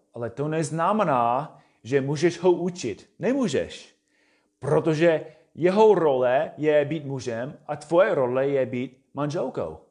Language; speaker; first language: Czech; non-native, fluent; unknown